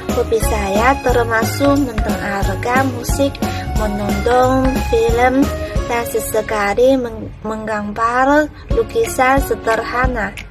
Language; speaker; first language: Indonesian; non-native, learner; Chinese